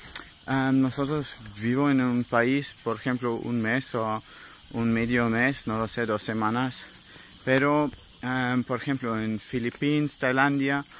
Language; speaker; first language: Spanish; non-native, learner; German